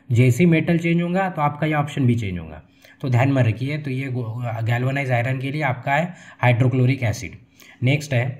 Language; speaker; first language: Hindi; non-native, local second language; Marathi